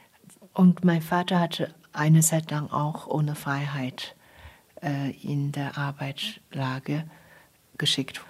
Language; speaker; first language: German; non-native, fluent; Chinese